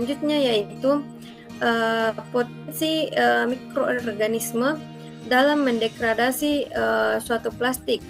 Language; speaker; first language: Indonesian; native; Indonesian